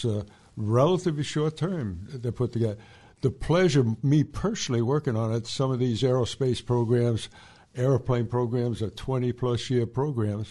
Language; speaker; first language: English; native; English